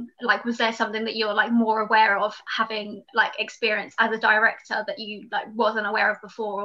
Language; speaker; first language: English; native; English